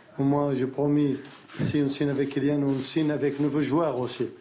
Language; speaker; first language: French; non-native, learner; Arabic